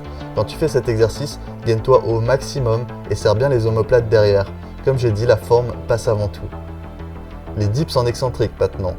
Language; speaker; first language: French; native; French